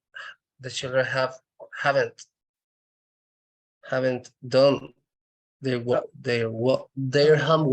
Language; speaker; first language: English; non-native, learner; Spanish